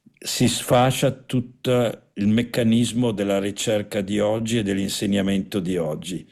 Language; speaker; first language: Italian; native; Italian